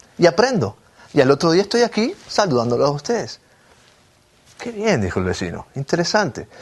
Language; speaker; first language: Spanish; native; Spanish